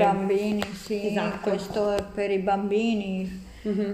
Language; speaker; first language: Italian; non-native, learner; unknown